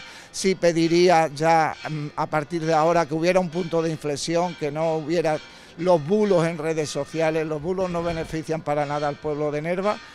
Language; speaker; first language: Spanish; native; Spanish